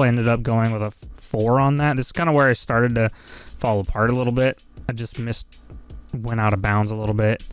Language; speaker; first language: English; native; English